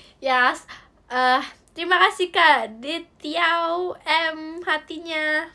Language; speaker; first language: Indonesian; native; Indonesian